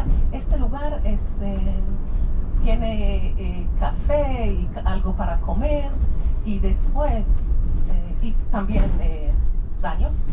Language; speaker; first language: Spanish; non-native, learner; Hebrew